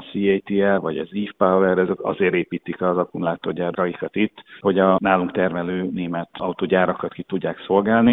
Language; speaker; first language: Hungarian; native; Hungarian